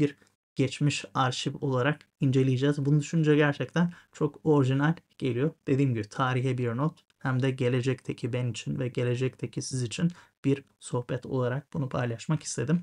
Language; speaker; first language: Turkish; native; Turkish